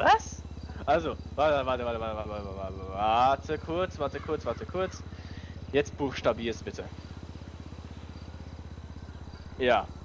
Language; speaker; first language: German; native; German